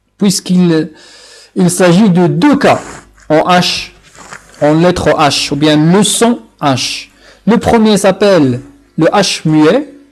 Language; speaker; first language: French; non-native, local second language; Arabic